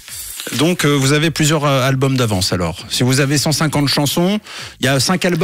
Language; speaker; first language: French; native; French